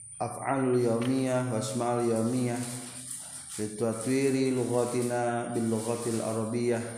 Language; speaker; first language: Arabic; non-native, learner; Indonesian